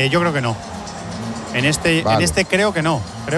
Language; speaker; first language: Spanish; native; Spanish